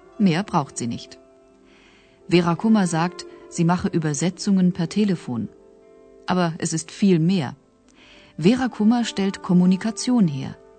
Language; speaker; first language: German; native; German